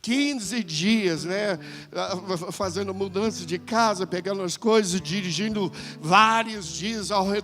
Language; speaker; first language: Portuguese; non-native, fluent; English